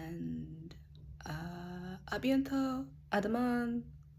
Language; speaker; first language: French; non-native, learner; English